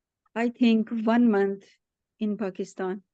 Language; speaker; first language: English; non-native, learner; Urdu